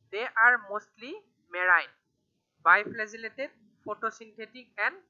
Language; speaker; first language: English; non-native, local second language; Assamese